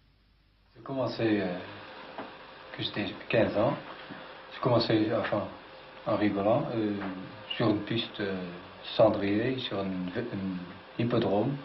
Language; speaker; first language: French; non-native, fluent; Dutch